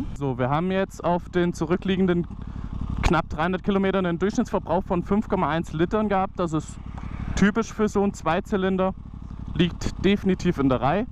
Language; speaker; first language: German; native; German